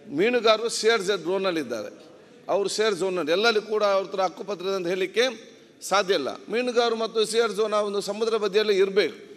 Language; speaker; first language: Kannada; non-native, local second language; Badaga